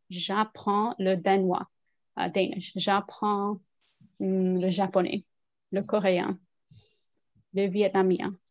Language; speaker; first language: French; non-native, fluent; English